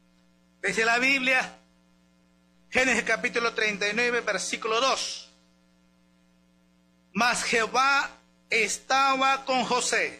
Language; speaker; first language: Spanish; native; Spanish